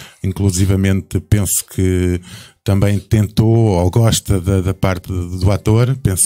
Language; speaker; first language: Portuguese; native; Portuguese